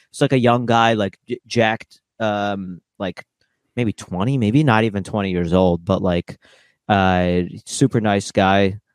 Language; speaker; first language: English; early bilingual, other home language; Russian